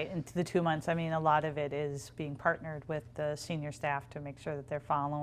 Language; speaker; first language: English; native; English